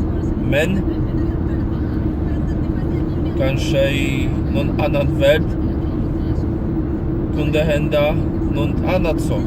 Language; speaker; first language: Swedish; non-native, learner; Polish